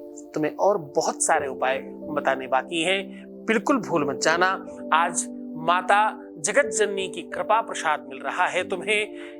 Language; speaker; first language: Hindi; native; Hindi